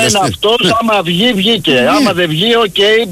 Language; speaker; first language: Greek; native; Greek